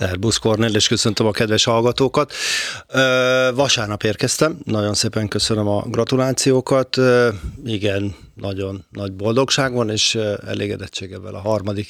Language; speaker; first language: Hungarian; native; Hungarian